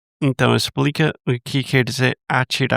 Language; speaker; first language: Portuguese; non-native, fluent; English